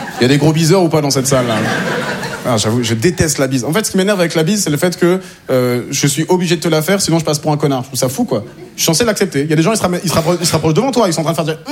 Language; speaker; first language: French; native; French